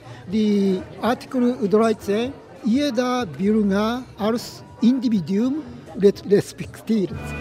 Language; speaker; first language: German; non-native, learner; Japanese